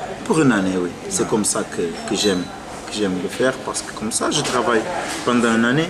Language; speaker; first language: French; non-native, fluent; Portuguese